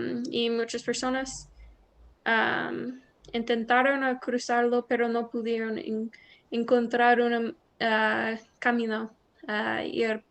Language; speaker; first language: Spanish; non-native, learner; English